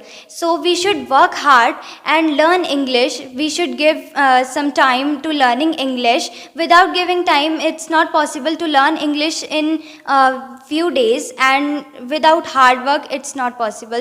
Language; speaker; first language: English; non-native, fluent; Hindi